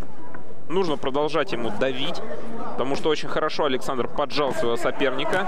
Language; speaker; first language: Russian; native; Russian